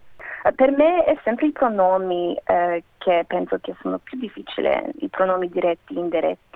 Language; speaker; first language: Italian; non-native, learner; Macedonian